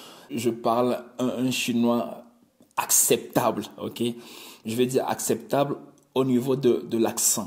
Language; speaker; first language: French; non-native, local second language; Ewe